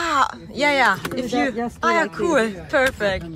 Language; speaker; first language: English; non-native, learner; German